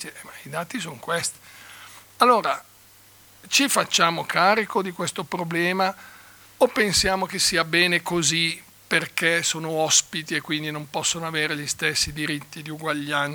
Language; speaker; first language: Italian; native; Italian